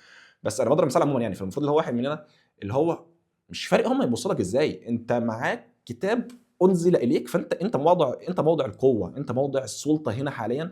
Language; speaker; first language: Arabic; native; Arabic